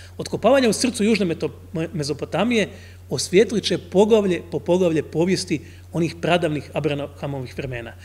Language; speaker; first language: Croatian; native; Croatian